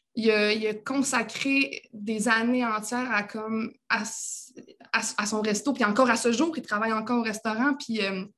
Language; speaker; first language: French; native; French